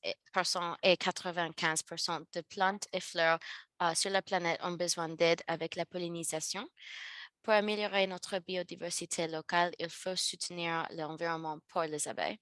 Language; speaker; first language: French; non-native, learner; English